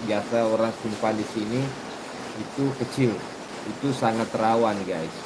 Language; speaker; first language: Indonesian; non-native, local second language; Buginese